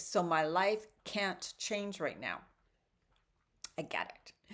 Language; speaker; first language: English; native; English